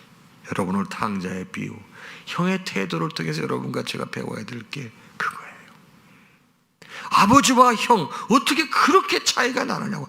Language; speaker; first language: Korean; native; Korean